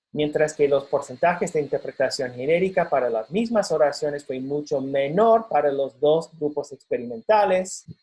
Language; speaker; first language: Spanish; non-native, fluent; English